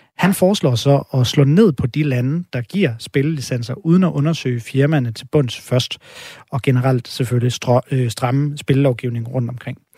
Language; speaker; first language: Danish; native; Danish